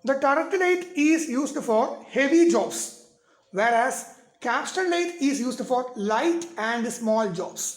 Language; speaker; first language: English; non-native, local second language; Malayalam